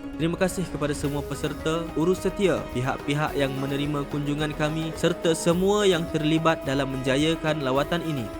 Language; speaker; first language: Malay; native; Malay